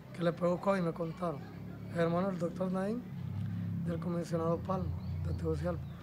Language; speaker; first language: Spanish; native; Spanish